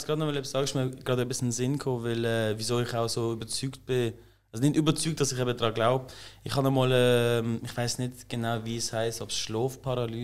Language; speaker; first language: German; native; German